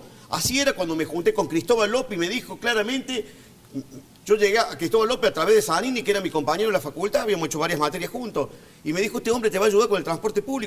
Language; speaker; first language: Spanish; native; Spanish